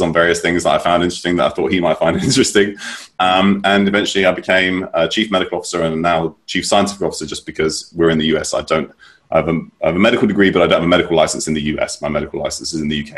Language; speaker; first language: English; native; English